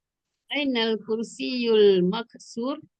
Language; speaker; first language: Arabic; non-native, learner; Malay